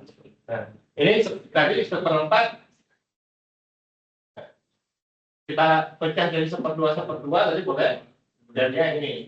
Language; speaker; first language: Indonesian; native; Indonesian